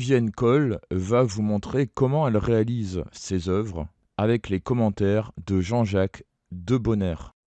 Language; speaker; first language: French; native; French